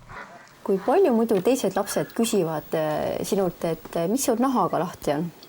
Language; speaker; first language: Estonian; native; Estonian